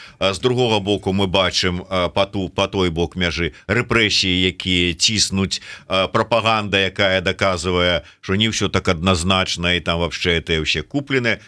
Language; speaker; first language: Belarusian; native; Belarusian